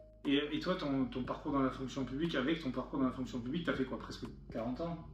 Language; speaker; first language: French; native; French